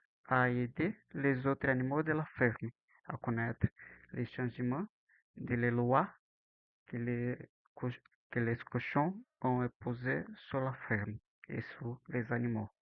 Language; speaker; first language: French; non-native, learner; Portuguese